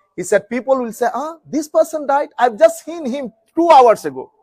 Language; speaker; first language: English; non-native, local second language; Bangla